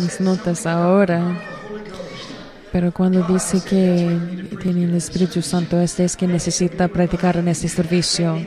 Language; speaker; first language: Spanish; non-native, learner; English